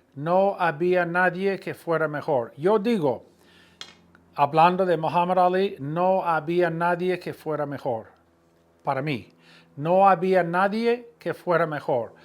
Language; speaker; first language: Spanish; non-native, fluent; English